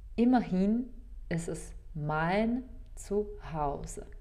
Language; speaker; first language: German; non-native, fluent; Czech